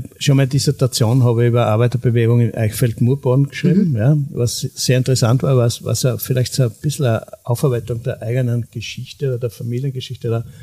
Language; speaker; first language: German; native; German